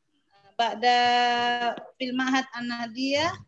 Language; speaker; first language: Arabic; non-native, learner; Indonesian